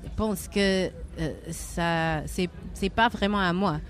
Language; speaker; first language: French; non-native, learner; English